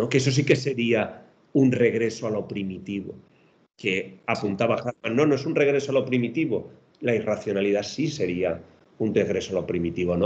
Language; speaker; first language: Spanish; native; Spanish